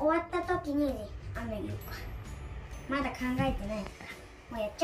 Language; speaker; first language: Japanese; early bilingual, other home language; Indonesian